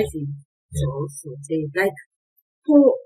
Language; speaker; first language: English; non-native, learner; Japanese